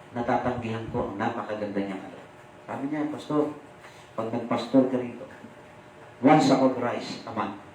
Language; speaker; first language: Filipino; non-native, local second language; Pampanga